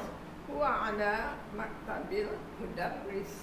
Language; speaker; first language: Arabic; non-native, learner; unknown